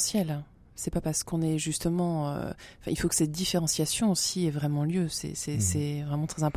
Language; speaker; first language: French; native; French